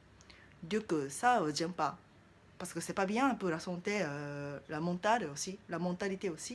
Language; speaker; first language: French; non-native, learner; Japanese